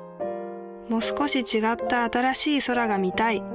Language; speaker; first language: Japanese; native; Japanese